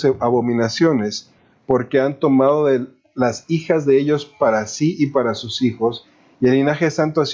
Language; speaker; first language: Spanish; native; Spanish